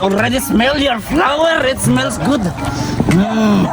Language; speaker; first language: English; non-native, local second language; Filipino